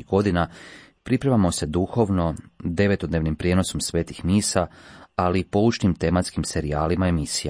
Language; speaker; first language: Croatian; native; Croatian